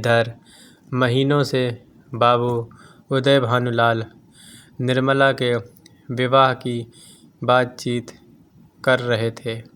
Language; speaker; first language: Hindi; native; Hindi